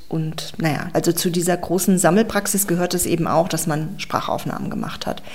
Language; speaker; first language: German; native; German